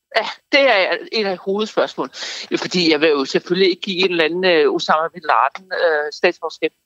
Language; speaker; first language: Danish; native; Danish